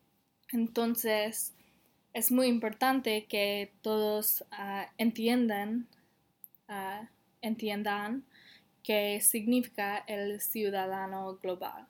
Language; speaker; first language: Spanish; non-native, learner; English